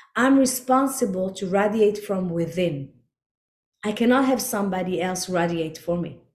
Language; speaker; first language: English; non-native, fluent; Hebrew